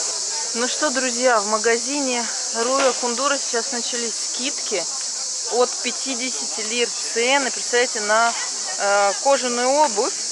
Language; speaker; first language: Russian; native; Russian